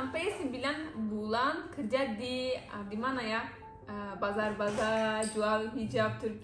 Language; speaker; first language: Indonesian; non-native, learner; Turkish